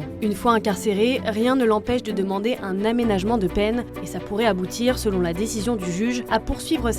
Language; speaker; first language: French; native; French